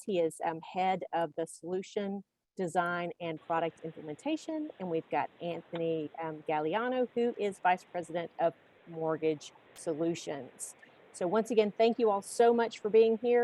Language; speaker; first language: English; native; English